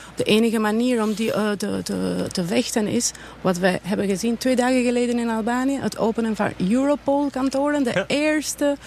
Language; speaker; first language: Dutch; non-native, fluent; Albanian